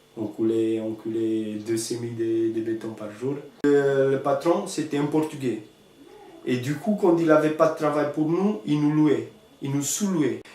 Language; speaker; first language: French; non-native, fluent; Romanian